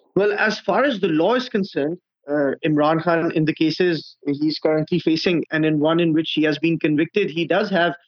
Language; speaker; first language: English; non-native, local second language; Urdu